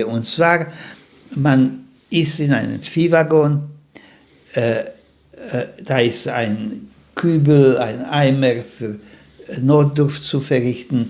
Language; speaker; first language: German; non-native, fluent; Slovak